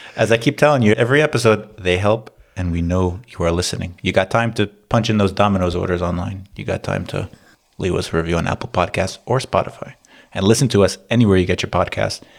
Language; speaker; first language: English; native; English